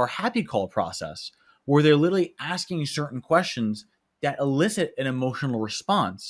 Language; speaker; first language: English; native; English